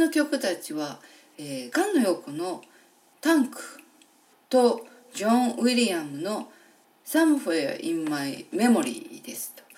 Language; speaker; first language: Japanese; native; Japanese